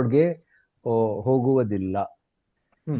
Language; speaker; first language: Kannada; non-native, learner; Tamil